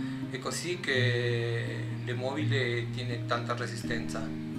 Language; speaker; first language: Italian; non-native, learner; Spanish